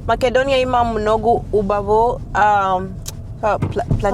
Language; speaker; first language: Macedonian; non-native, learner; English